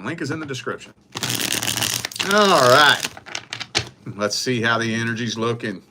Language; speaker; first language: English; native; English